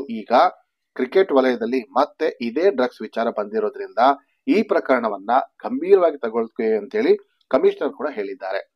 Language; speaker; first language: Kannada; native; Kannada